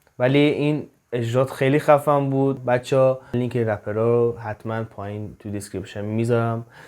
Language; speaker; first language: Persian; native; Persian